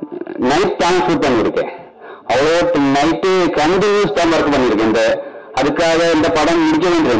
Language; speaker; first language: Tamil; non-native, learner; Malayalam